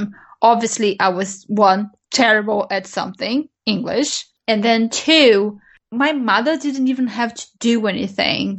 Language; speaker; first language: English; non-native, fluent; Portuguese